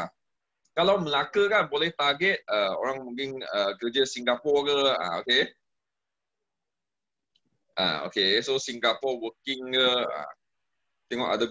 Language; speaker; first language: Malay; non-native, local second language; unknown